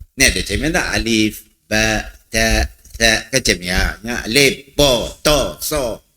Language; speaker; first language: Malay; native; Malay